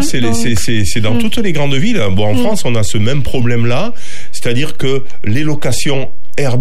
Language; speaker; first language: French; native; French